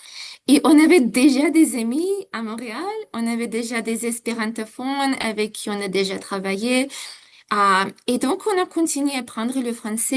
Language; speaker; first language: French; non-native, fluent; Ukrainian